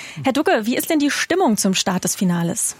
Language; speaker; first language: German; native; German